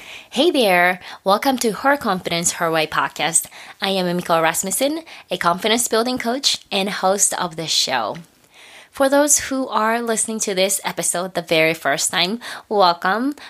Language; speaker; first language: English; non-native, fluent; Japanese